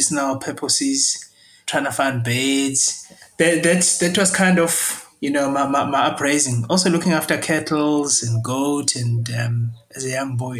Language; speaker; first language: English; non-native, local second language; Zulu